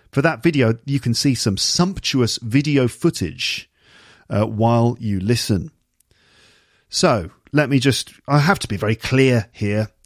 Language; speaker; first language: English; native; English